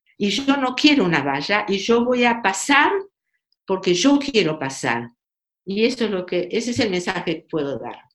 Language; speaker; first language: Spanish; native; Spanish